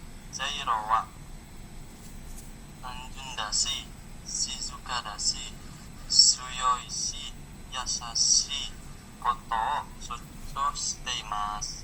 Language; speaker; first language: Japanese; non-native, learner; Indonesian